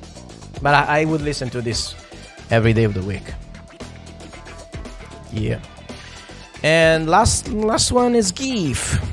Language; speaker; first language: English; non-native, fluent; Italian